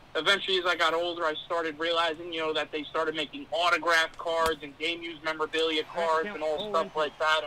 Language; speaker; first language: English; native; English